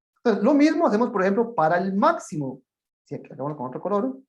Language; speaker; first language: Spanish; native; Spanish